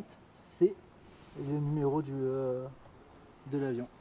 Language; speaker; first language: French; native; French